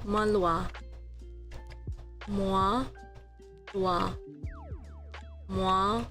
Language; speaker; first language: French; non-native, learner; English